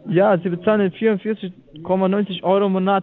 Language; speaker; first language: German; non-native, learner; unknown